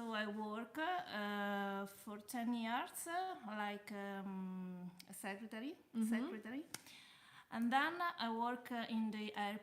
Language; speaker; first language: English; non-native, learner; Italian